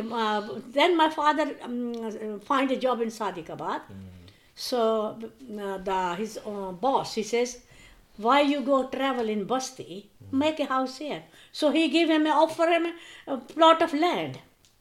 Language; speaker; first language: English; non-native, local second language; Punjabi